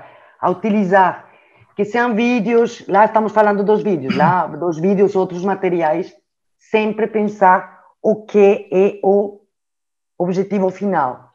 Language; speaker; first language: Portuguese; non-native, learner; French